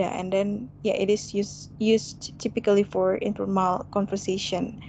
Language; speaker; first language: English; non-native, fluent; Indonesian